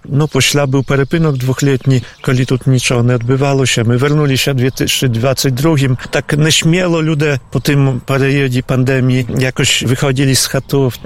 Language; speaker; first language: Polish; non-native, local second language; Belarusian